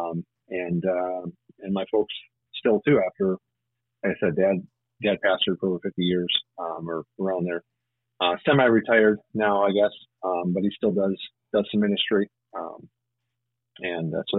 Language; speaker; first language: English; native; English